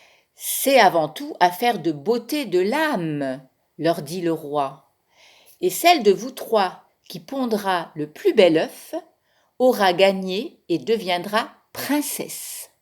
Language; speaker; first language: French; native; French